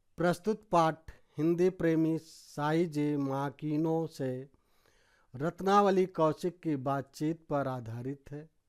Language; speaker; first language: Hindi; native; Hindi